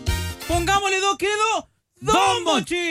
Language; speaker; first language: Spanish; native; Spanish